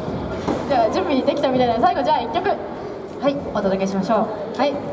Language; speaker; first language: Japanese; native; Japanese